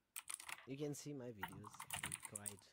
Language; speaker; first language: English; non-native, learner; Nepali